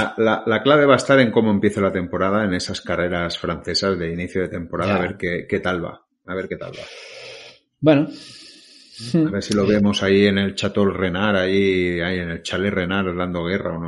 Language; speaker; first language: Spanish; native; Spanish